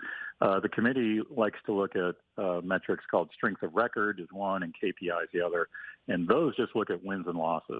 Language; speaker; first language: English; native; English